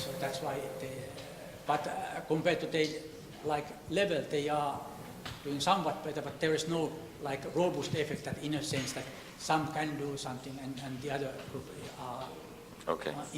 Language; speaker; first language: English; non-native, fluent; Finnish